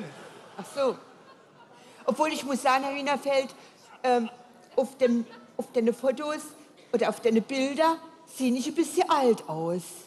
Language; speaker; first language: German; native; German